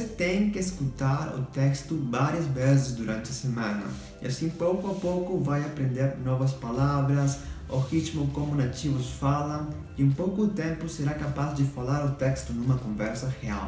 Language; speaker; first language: Portuguese; non-native, fluent; Spanish